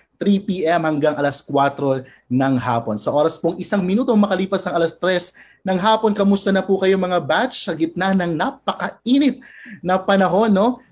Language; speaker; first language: Filipino; native; Filipino